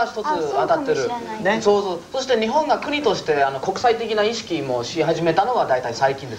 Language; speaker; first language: Japanese; non-native, fluent; English